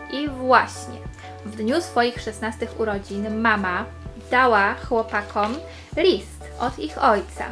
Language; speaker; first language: Polish; native; Polish